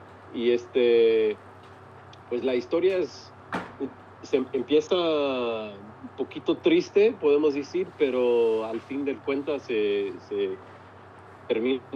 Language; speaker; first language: Spanish; early bilingual, heritage; English